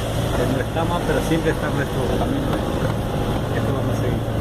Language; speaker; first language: Spanish; non-native, local second language; Guarani